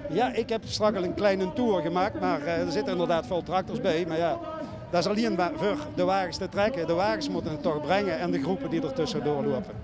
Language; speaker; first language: Dutch; native; Dutch